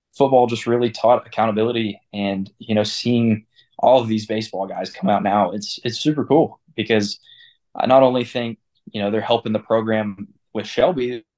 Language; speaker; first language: English; native; English